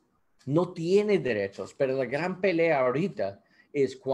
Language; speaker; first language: Spanish; non-native, learner; English